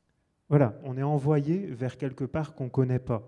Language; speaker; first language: French; native; French